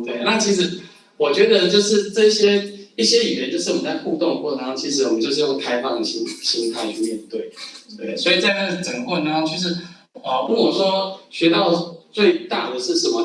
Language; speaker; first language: Chinese; native; Chinese